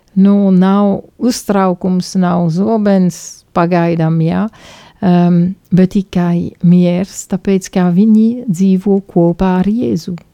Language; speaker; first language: Latvian; non-native, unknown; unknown